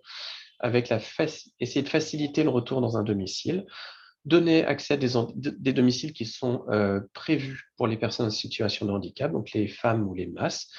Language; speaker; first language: French; native; French